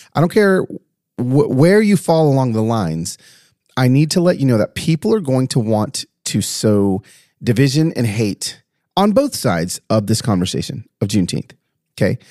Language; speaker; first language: English; native; English